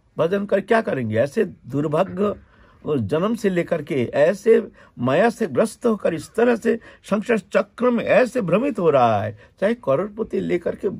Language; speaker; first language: Hindi; non-native, local second language; Bangla